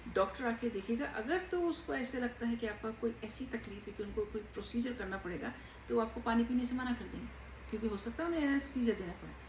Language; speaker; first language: Urdu; native; Urdu